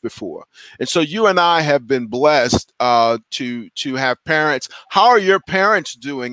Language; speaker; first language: English; native; English